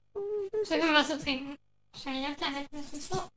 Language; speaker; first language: German; early bilingual, other home language; Japanese